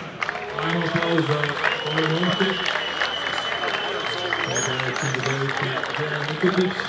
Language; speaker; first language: Croatian; native; Croatian